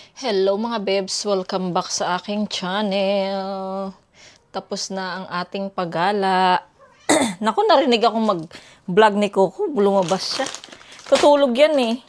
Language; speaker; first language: Filipino; native; Filipino